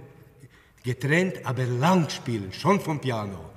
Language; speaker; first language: German; non-native, fluent; Latvian